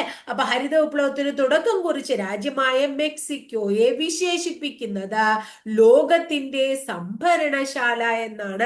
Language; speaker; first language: Malayalam; native; Malayalam